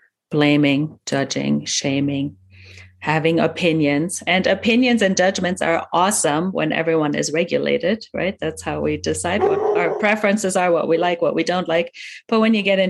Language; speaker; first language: English; non-native, fluent; German